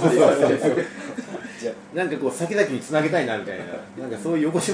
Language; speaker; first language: Japanese; native; Japanese